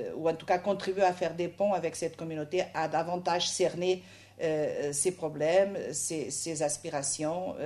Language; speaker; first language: French; non-native, fluent; Portuguese